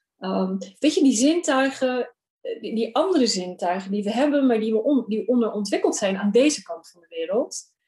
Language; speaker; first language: Dutch; early bilingual, other home language; Urdu